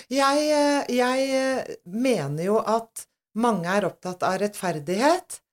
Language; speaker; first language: Norwegian; native; Norwegian